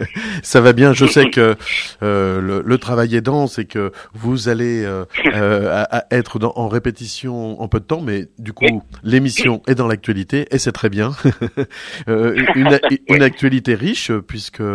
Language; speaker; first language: French; native; French